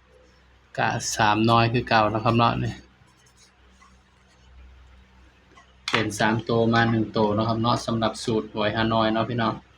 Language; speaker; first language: Thai; non-native, local second language; Lao